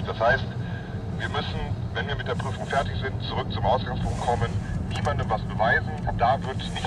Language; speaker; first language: German; native; German